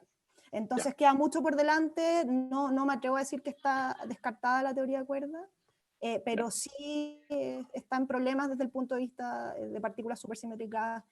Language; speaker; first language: Spanish; native; Spanish